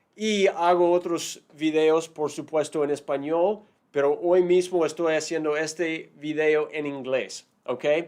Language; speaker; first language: Spanish; non-native, fluent; English